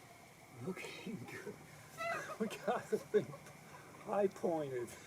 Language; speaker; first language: English; native; English